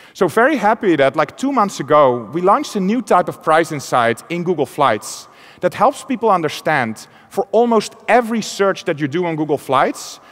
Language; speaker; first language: English; non-native, fluent; Dutch